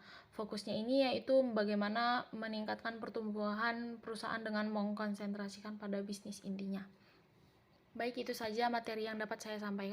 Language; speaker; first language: Indonesian; native; Indonesian